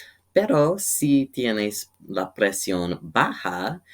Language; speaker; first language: Spanish; non-native, learner; English